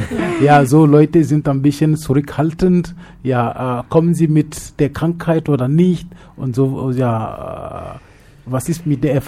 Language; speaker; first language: German; non-native, fluent; French